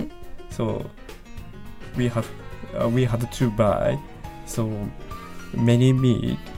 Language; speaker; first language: English; non-native, learner; Japanese